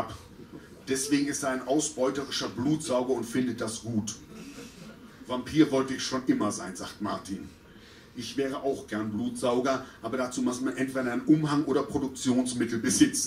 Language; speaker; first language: German; native; German